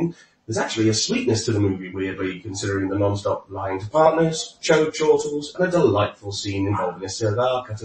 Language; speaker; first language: English; native; English